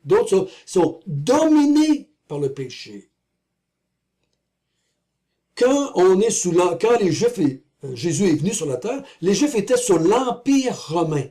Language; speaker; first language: French; native; French